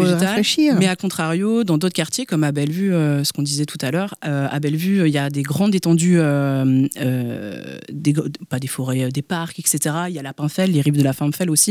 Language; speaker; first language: French; native; French